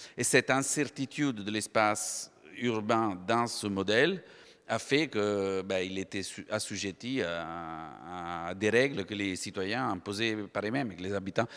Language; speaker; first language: French; non-native, fluent; Italian